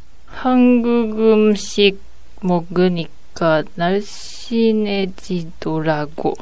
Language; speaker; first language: Korean; non-native, learner; Japanese